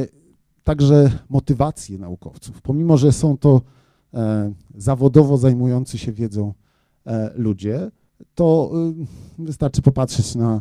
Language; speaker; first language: Polish; native; Polish